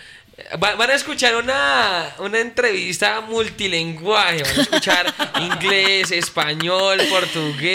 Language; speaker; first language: Spanish; native; Spanish